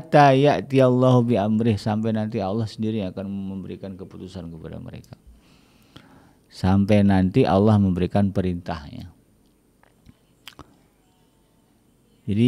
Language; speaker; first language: Indonesian; native; Indonesian